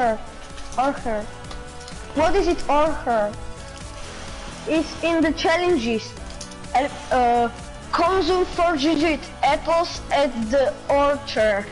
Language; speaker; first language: English; non-native, learner; Slovak